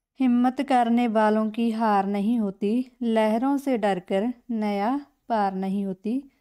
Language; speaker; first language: Hindi; non-native, local second language; Punjabi